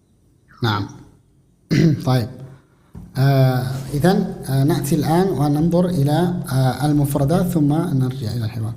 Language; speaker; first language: Arabic; non-native, fluent; Indonesian